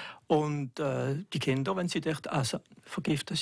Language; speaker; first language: German; non-native, local second language; French